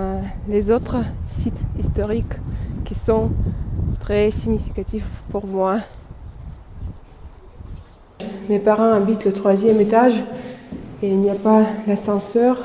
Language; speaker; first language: French; non-native, fluent; Russian